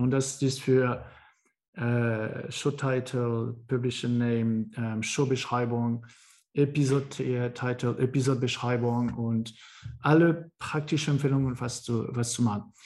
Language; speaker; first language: German; non-native, learner; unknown